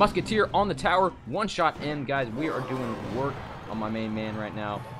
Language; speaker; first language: English; native; English